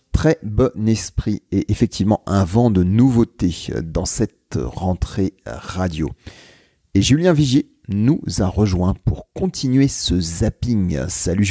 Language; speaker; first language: French; native; French